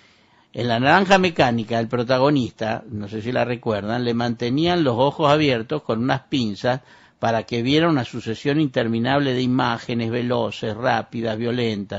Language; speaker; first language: Spanish; native; Spanish